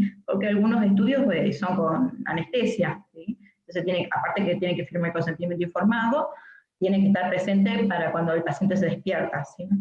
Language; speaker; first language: Spanish; native; Spanish